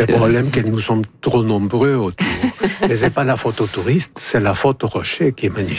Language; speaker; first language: French; non-native, fluent; Spanish